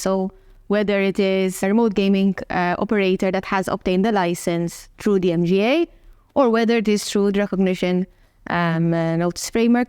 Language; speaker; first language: English; non-native, local second language; Maltese